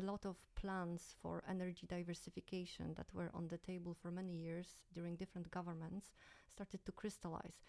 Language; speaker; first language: English; non-native, fluent; Polish